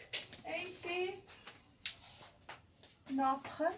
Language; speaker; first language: French; non-native, learner; Portuguese